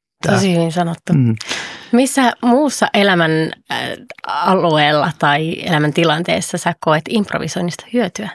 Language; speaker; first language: Finnish; native; Finnish